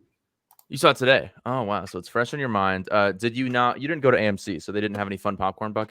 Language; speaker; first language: English; native; English